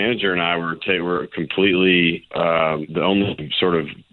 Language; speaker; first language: English; native; English